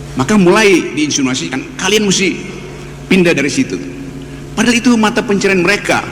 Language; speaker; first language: Indonesian; native; Indonesian